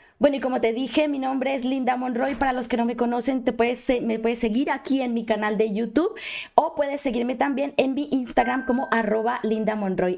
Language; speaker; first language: Spanish; native; Spanish